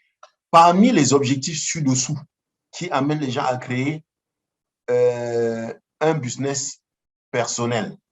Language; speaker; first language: French; non-native, local second language; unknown